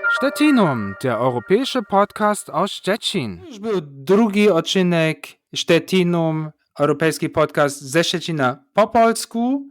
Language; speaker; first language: Polish; non-native, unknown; German